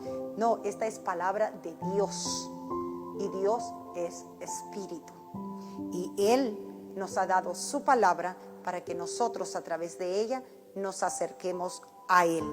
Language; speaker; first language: Spanish; native; Spanish